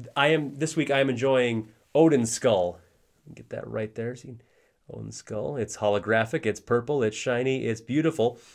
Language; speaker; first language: English; native; English